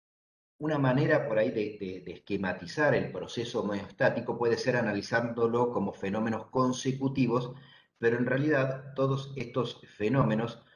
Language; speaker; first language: Spanish; native; Spanish